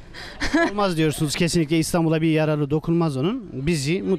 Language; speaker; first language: Turkish; native; Turkish